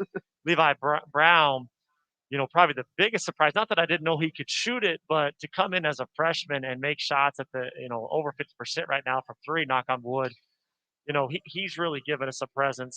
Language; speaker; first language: English; native; English